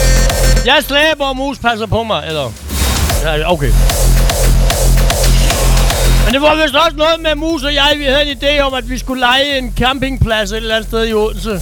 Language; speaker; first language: Danish; native; Danish